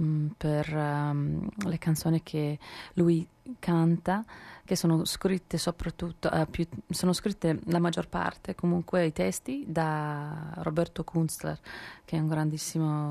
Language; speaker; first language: Italian; non-native, fluent; English